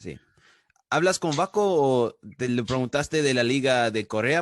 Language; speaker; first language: Spanish; early bilingual, heritage; Spanish